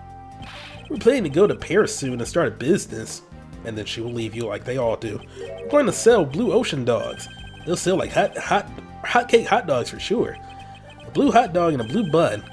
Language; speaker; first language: English; native; English